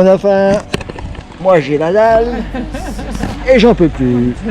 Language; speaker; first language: French; native; French